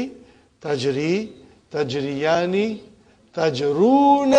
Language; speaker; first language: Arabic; non-native, fluent; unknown